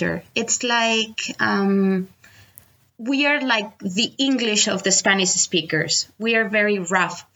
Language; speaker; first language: English; non-native, fluent; Spanish